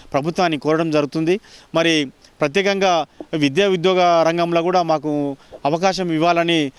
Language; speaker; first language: Telugu; non-native, local second language; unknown